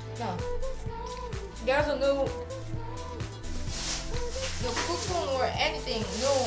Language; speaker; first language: English; non-native, learner; Korean